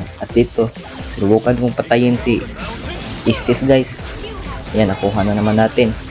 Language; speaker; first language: Filipino; non-native, local second language; Cebuano